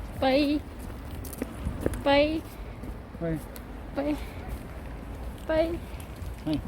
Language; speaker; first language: Korean; non-native, learner; Turkish